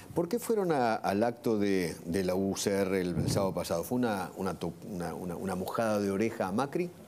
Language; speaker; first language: Spanish; native; Spanish